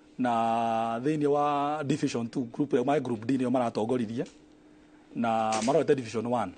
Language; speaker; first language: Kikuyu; native; Kikuyu